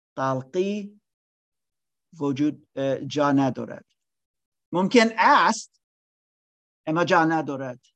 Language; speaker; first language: Persian; non-native, learner; English